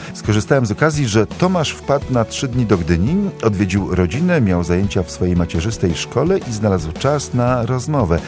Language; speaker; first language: Polish; native; Polish